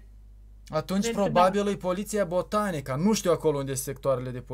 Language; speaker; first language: Romanian; native; Romanian